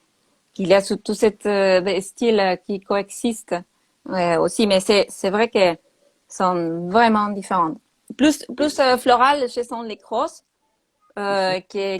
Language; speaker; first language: French; non-native, fluent; Spanish